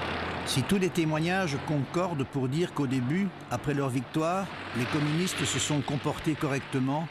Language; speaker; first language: French; native; French